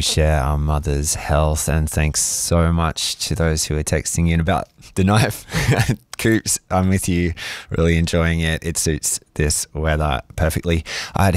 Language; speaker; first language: English; native; English